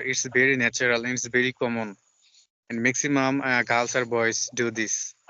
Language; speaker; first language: English; non-native, fluent; Bangla